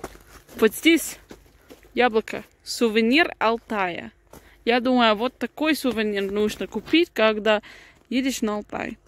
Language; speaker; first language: Russian; non-native, learner; English